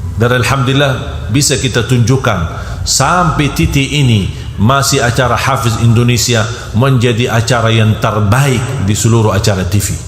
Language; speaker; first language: Malay; non-native, fluent; Arabic